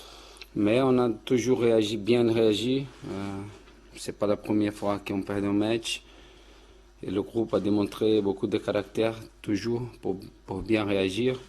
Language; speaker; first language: French; non-native, fluent; Portuguese